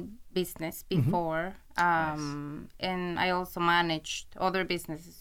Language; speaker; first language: English; non-native, fluent; Spanish